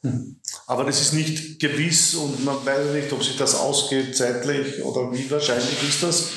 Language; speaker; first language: German; native; German